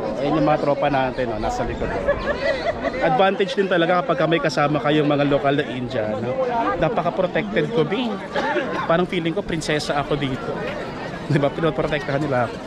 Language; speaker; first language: Filipino; native; Filipino